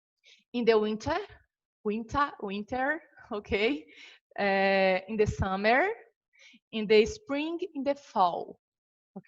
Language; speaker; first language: English; non-native, fluent; Portuguese